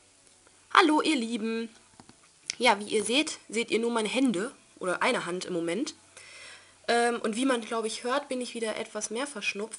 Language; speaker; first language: German; native; German